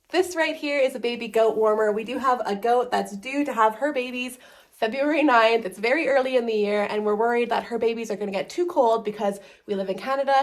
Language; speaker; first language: English; native; English